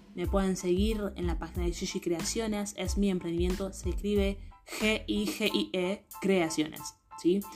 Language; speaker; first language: Spanish; non-native, fluent; Haitian Creole